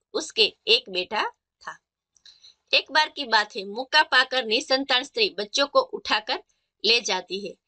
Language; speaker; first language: Hindi; non-native, local second language; Gujarati